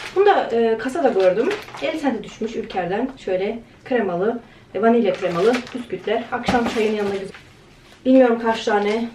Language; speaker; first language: Turkish; early bilingual, heritage; Turkish